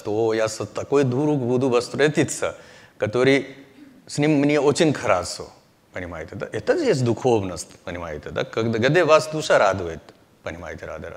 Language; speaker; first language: Russian; non-native, learner; Hindi